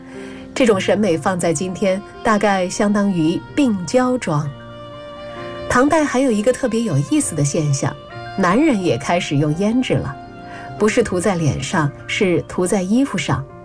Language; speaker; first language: Chinese; native; Chinese